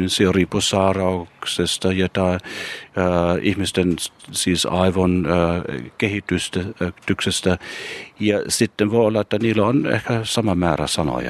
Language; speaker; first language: Finnish; non-native, fluent; German